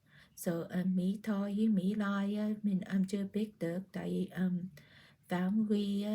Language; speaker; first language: Vietnamese; early bilingual, heritage; Vietnamese